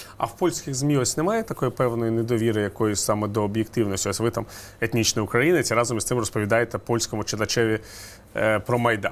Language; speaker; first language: Ukrainian; non-native, local second language; Russian